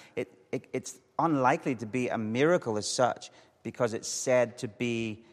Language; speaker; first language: English; native; English